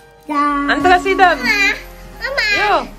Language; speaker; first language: Swedish; non-native, learner; Cebuano